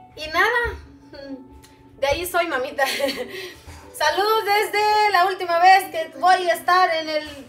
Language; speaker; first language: Spanish; non-native, local second language; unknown